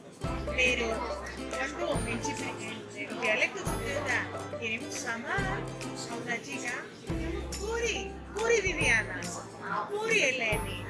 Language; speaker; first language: Spanish; non-native, fluent; Greek